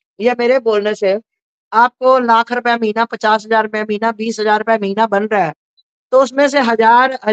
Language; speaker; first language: Hindi; native; Hindi